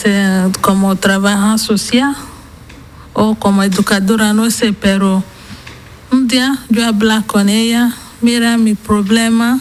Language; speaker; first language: Spanish; non-native, learner; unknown